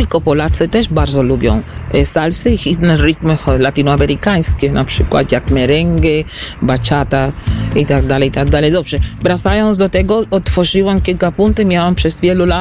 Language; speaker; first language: Polish; non-native, fluent; Spanish